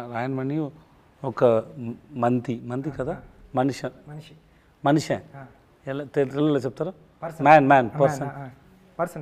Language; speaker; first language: Telugu; non-native, learner; Tamil